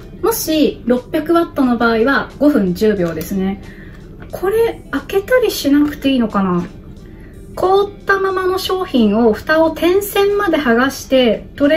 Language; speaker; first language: Japanese; native; Japanese